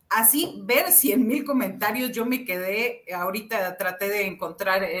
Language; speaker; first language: Spanish; native; Spanish